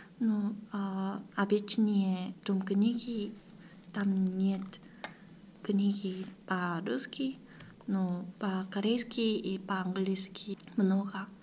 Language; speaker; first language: Russian; non-native, learner; Korean